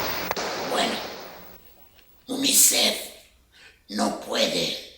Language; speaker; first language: Spanish; non-native, fluent; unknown